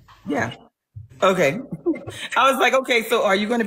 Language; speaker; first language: English; native; English